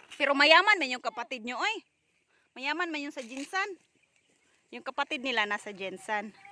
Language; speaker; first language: Filipino; non-native, local second language; Cebuano